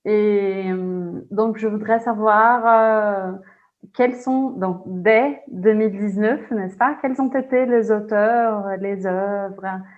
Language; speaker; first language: French; non-native, fluent; Portuguese